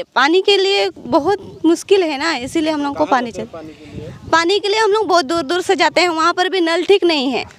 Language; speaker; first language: Hindi; non-native, local second language; Odia